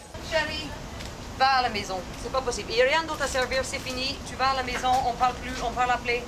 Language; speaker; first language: French; non-native, fluent; English